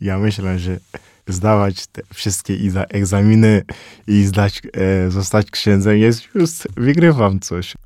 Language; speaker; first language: Polish; non-native, learner; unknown